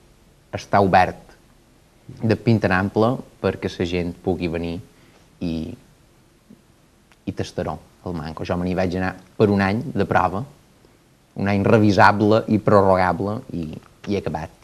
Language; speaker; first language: Catalan; native; Catalan